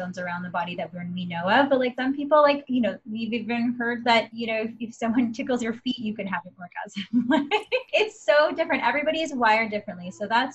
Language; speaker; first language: English; native; English